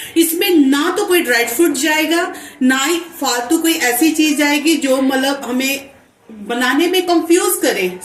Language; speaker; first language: Hindi; non-native, local second language; Punjabi